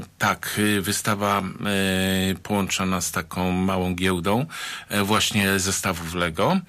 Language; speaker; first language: Polish; native; Polish